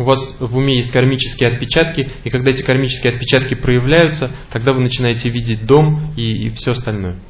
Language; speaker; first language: Russian; native; Russian